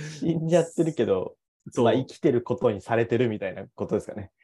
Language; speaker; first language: Japanese; native; Japanese